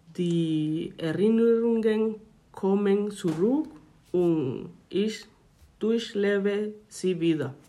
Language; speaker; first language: German; non-native, learner; Spanish